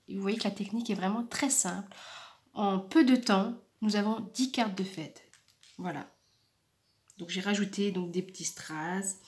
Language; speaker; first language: French; native; French